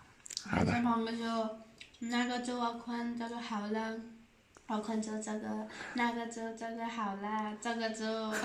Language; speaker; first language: Chinese; non-native, learner; Nepali